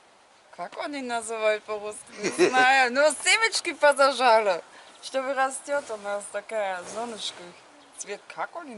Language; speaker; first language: Russian; non-native, learner; German